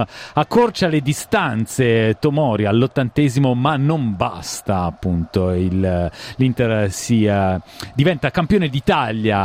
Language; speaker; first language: Italian; native; Italian